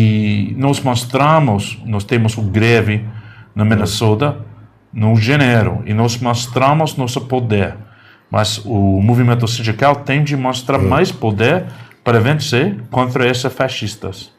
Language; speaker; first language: Portuguese; non-native, learner; English